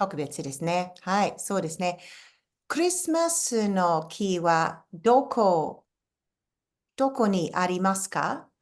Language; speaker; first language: Japanese; non-native, fluent; English